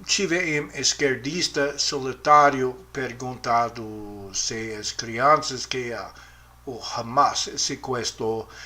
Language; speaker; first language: Portuguese; non-native, learner; English